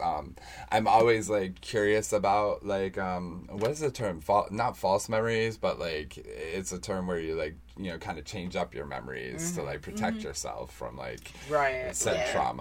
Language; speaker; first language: English; native; English